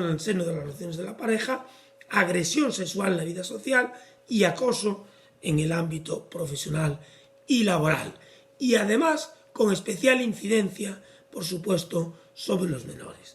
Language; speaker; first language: Spanish; native; Spanish